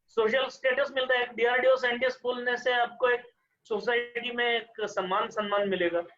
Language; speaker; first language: Hindi; non-native, local second language; Marathi